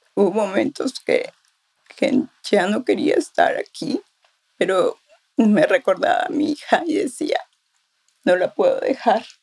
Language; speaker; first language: Spanish; native; Spanish